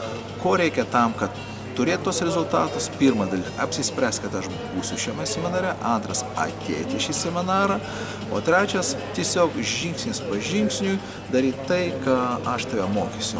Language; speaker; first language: Lithuanian; native; Lithuanian